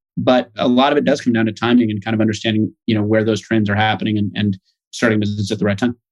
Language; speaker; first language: English; native; English